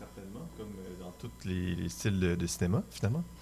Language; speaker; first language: French; native; French